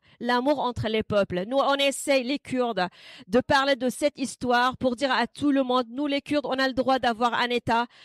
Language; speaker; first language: French; non-native, fluent; Kurdish